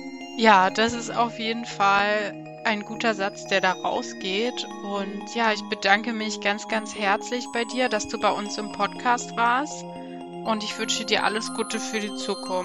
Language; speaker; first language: German; native; German